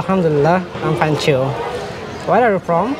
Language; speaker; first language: English; non-native, learner; Bangla